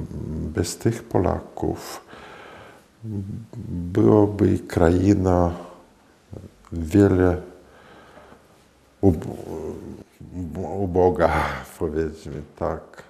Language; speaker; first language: Polish; non-native, fluent; Latvian